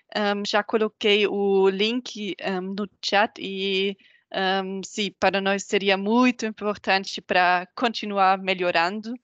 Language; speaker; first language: Portuguese; non-native, fluent; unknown